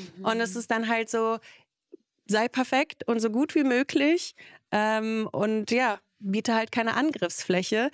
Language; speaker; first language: German; early bilingual, other home language; Russian